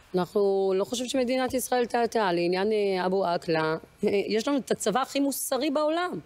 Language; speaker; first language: Hebrew; early bilingual, other home language; Amharic